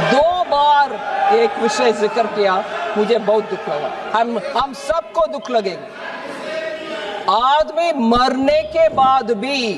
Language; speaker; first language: Hindi; non-native, local second language; Tamil